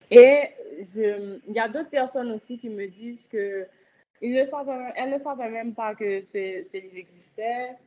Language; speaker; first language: French; native; French